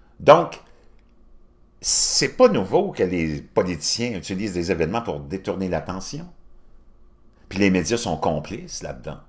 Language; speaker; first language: French; native; French